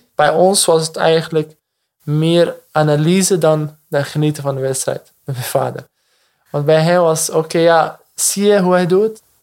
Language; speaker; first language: Dutch; non-native, fluent; Arabic